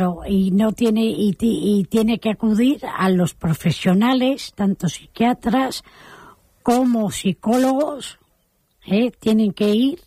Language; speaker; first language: Spanish; native; Spanish